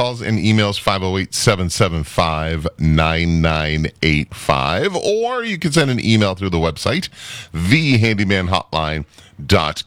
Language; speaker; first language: English; native; English